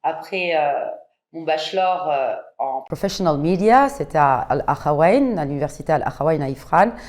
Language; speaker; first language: French; non-native, local second language; Arabic